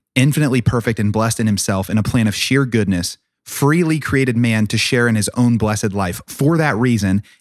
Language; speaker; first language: English; native; English